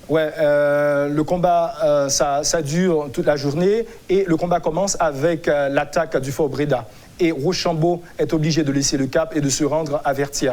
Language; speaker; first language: French; non-native, local second language; Haitian Creole